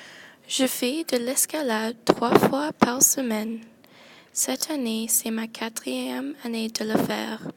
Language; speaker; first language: French; non-native, local second language; English